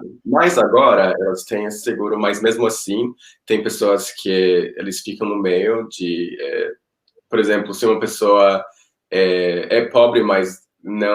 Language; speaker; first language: Portuguese; non-native, fluent; Spanish